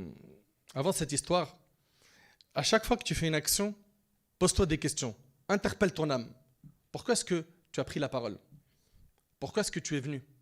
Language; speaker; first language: French; native; French